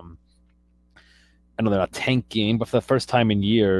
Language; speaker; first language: English; native; English